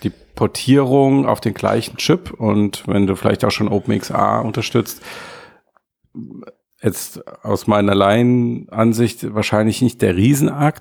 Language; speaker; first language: German; native; German